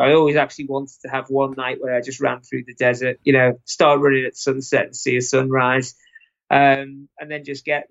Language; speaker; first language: English; native; English